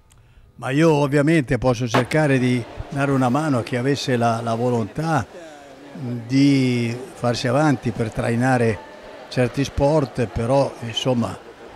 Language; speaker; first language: Italian; native; Italian